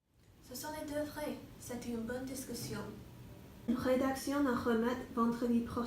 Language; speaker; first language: French; non-native, learner; English